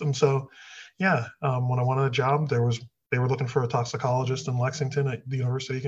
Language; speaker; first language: English; native; English